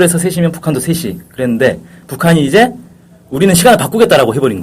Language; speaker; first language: Korean; native; Korean